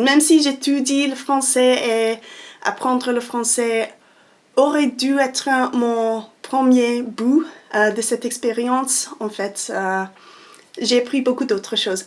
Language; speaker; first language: French; non-native, fluent; English